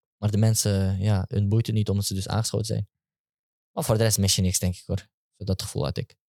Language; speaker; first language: Dutch; early bilingual, other home language; Turkish